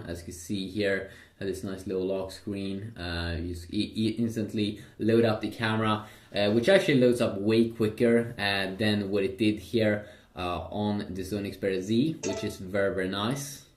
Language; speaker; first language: English; non-native, fluent; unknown